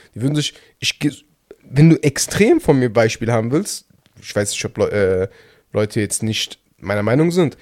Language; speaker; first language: German; early bilingual, other home language; Turkish